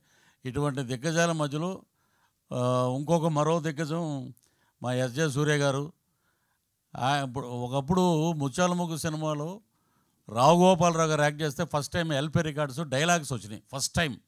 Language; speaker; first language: Telugu; native; Telugu